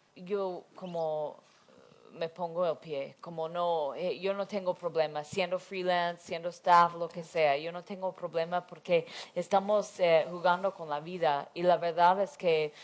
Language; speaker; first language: Spanish; non-native, fluent; English